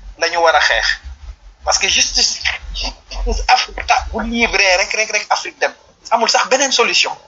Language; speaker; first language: Wolof; non-native, local second language; Serer